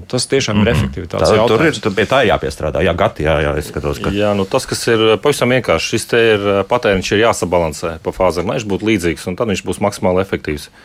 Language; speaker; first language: Latvian; native; Latvian